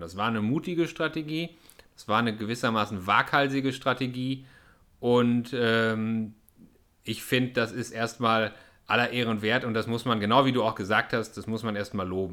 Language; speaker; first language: German; native; German